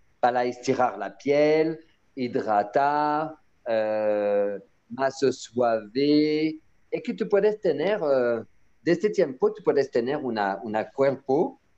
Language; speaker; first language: Spanish; non-native, learner; French